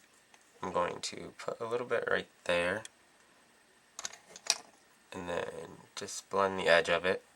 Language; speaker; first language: English; native; English